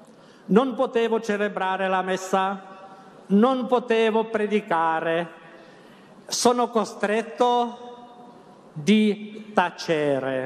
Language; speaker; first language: Italian; non-native, fluent; Czech